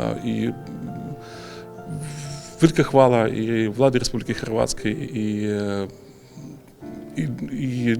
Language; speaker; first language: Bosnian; non-native, learner; Ukrainian